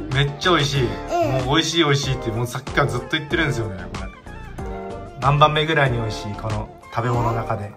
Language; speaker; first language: Japanese; native; Japanese